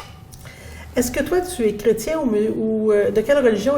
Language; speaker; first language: French; native; French